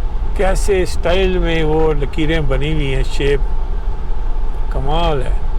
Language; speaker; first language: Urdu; non-native, local second language; Punjabi